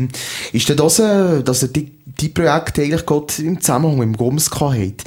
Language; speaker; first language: German; native; German